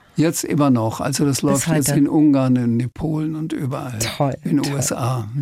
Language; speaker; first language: German; native; German